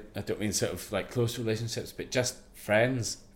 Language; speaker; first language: English; native; English